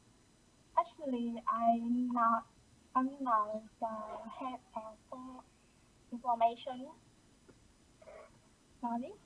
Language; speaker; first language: English; non-native, learner; Vietnamese